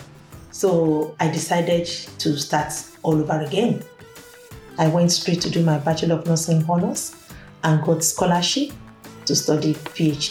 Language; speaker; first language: English; non-native, local second language; Yoruba